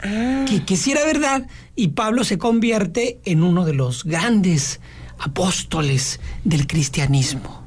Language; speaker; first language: Spanish; native; Spanish